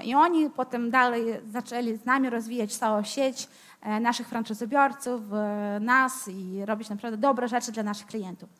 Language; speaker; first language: Polish; non-native, fluent; Ukrainian